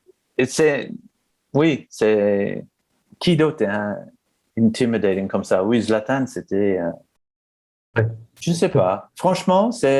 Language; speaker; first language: French; non-native, fluent; English